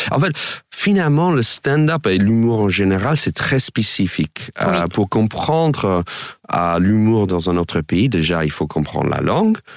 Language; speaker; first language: French; non-native, fluent; English